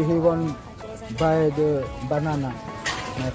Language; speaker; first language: English; non-native, learner; Indonesian